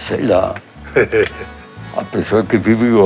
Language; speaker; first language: Portuguese; early bilingual, other home language; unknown